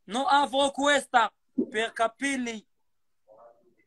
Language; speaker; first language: Italian; non-native, learner; Arabic